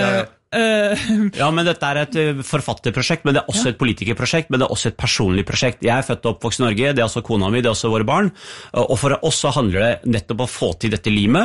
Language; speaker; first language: Norwegian; early bilingual, other home language; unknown